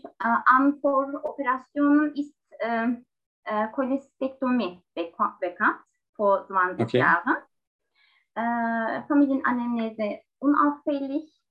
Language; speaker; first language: German; non-native, learner; Turkish